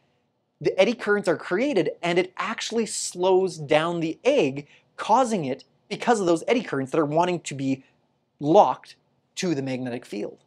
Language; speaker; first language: English; native; English